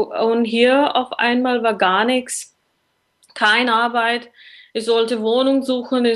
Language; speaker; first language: German; non-native, learner; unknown